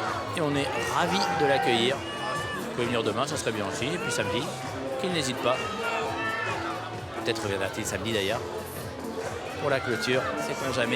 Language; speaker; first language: French; native; French